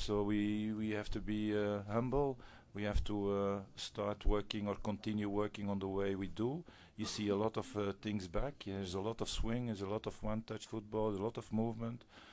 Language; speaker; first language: English; non-native, fluent; Dutch